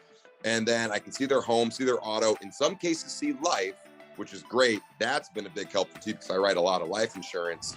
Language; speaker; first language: English; native; English